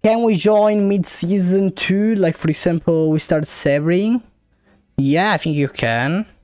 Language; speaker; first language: English; non-native, fluent; Italian